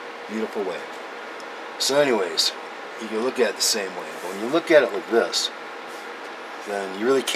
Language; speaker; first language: English; native; English